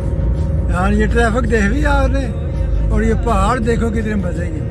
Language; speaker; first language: Hindi; non-native, local second language; Punjabi